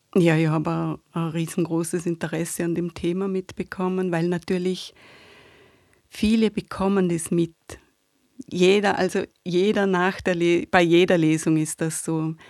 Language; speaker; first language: German; native; German